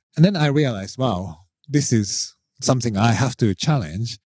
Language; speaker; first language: English; non-native, fluent; Japanese